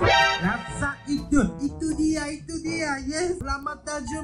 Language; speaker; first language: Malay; non-native, learner; Japanese